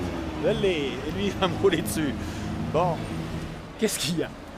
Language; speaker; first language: French; native; French